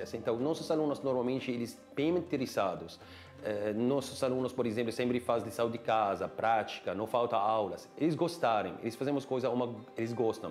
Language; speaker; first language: Portuguese; non-native, learner; Arabic